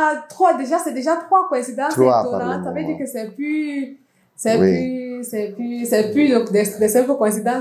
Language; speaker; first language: French; non-native, local second language; Fula